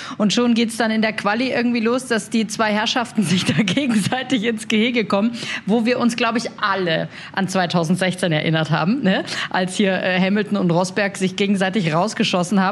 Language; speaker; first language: German; native; German